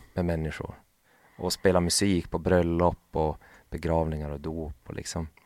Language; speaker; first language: Swedish; native; Swedish